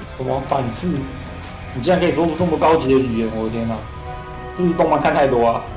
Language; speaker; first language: Chinese; native; Chinese